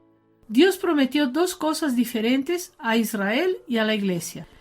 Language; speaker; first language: Spanish; native; Spanish